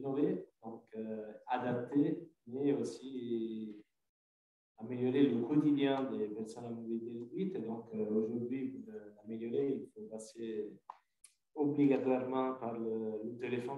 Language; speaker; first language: French; non-native, fluent; Italian